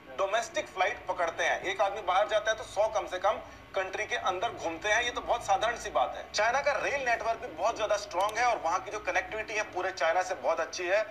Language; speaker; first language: Hindi; native; Hindi